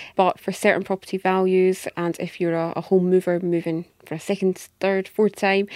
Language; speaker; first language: English; native; English